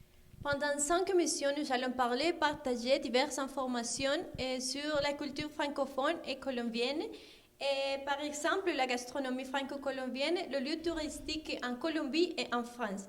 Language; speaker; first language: French; non-native, learner; Spanish